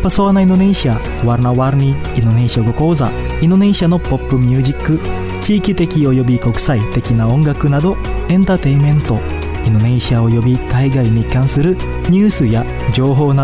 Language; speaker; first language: Japanese; non-native, fluent; Indonesian